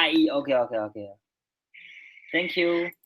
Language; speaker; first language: English; non-native, learner; Chinese